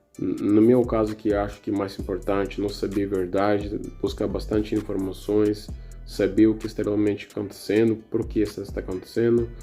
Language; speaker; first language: Portuguese; non-native, learner; Russian